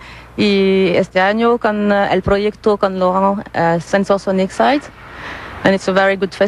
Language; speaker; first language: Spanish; non-native, learner; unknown